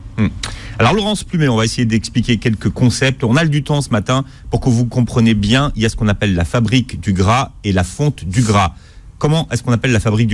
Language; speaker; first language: French; native; French